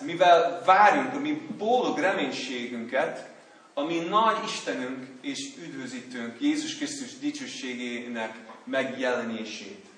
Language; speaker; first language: Hungarian; non-native, learner; English